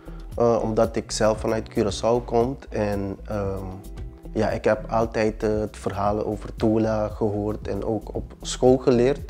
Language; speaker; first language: Dutch; early bilingual, other home language; Papiamento